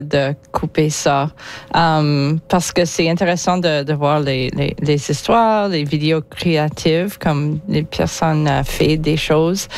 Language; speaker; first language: French; non-native, learner; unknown